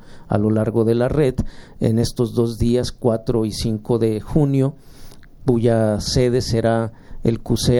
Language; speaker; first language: Spanish; native; Spanish